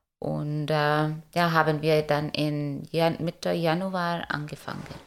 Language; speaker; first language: German; non-native, learner; Hindi